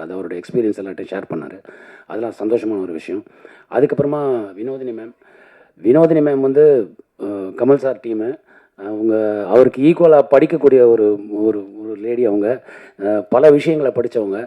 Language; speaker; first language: Tamil; native; Tamil